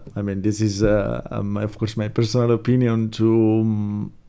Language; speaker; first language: English; non-native, fluent; Italian